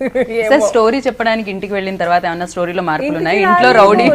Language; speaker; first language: Telugu; native; Telugu